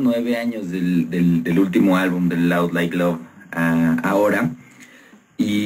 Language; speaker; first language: Spanish; native; Spanish